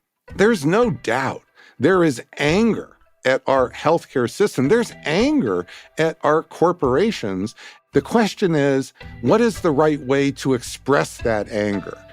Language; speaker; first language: English; native; English